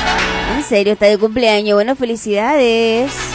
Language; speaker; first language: Spanish; native; Spanish